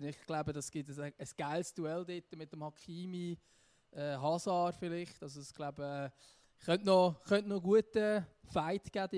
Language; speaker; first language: German; native; German